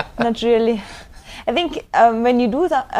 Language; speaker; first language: English; non-native, fluent; German